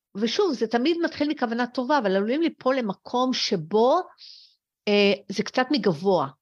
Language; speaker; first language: Hebrew; early bilingual, other home language; French